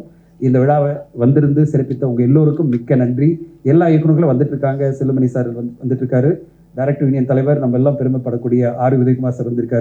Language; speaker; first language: Tamil; native; Tamil